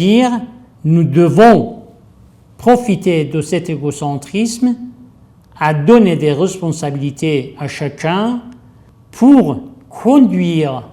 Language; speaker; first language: French; non-native, fluent; Persian